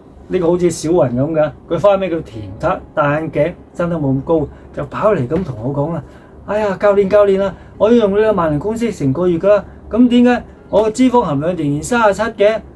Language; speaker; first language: Cantonese; native; Cantonese